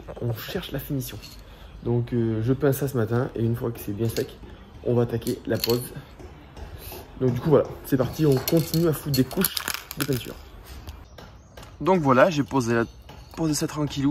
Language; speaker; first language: French; native; French